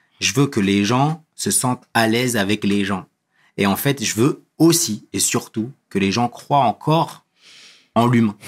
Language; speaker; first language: French; early bilingual, other home language; Kabyle